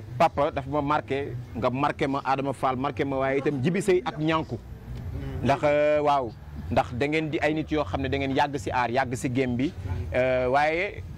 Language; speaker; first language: Wolof; native; Wolof